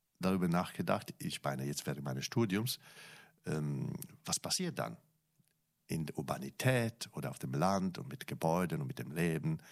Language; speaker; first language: German; non-native, fluent; Italian